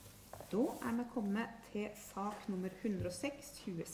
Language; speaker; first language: Norwegian; native; Norwegian